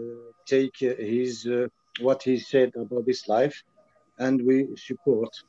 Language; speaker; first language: English; non-native, learner; French